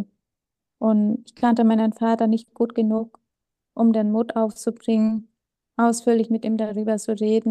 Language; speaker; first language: German; early bilingual, other home language; Vietnamese